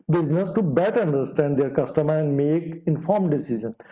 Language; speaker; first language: English; non-native, local second language; Punjabi